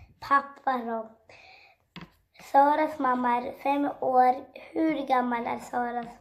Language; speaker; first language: Swedish; early bilingual, other home language; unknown